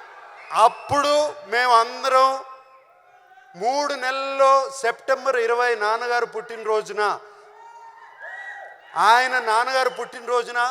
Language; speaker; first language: Telugu; native; Telugu